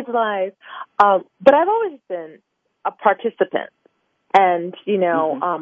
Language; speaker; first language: English; native; English